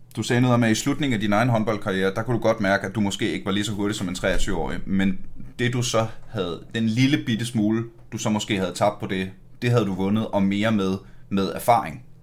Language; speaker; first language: Danish; native; Danish